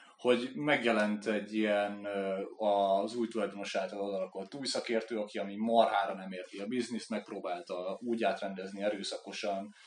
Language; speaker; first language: Hungarian; native; Hungarian